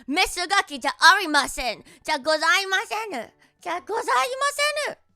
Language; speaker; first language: Japanese; non-native, learner; English